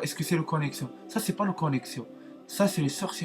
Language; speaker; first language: French; non-native, learner; Arabic